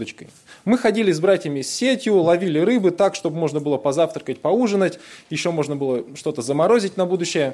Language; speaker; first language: Russian; native; Russian